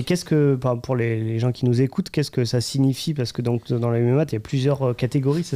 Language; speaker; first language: French; native; French